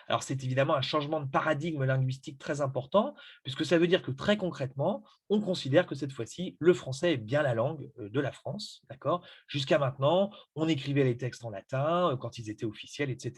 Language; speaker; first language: French; native; French